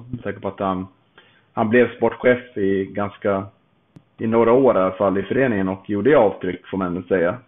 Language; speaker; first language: Swedish; native; Swedish